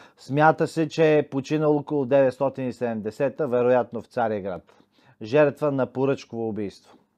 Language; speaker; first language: Bulgarian; native; Bulgarian